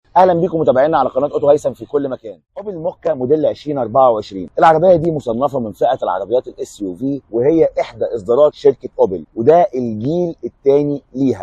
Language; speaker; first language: Arabic; native; Arabic